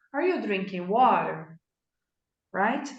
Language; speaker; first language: English; non-native, fluent; Portuguese